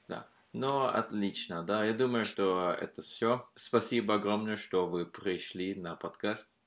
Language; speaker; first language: Russian; non-native, fluent; Norwegian